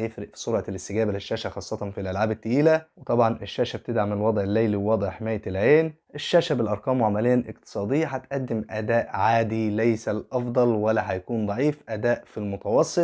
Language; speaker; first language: Arabic; native; Arabic